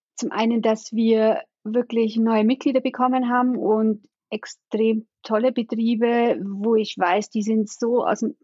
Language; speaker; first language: German; native; German